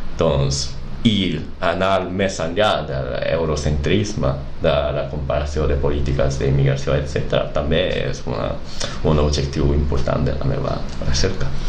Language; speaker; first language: Catalan; non-native, fluent; Japanese